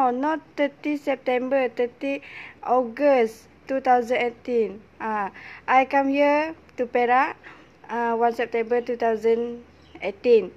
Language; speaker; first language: English; non-native, local second language; Malay